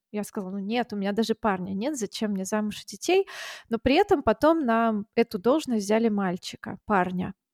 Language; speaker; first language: Russian; native; Russian